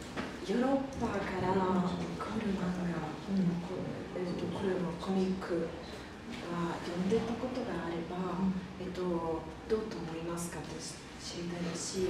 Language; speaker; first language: Japanese; non-native, learner; Italian